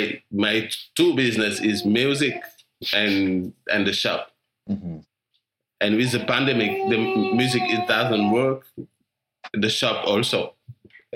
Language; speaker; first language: English; non-native, learner; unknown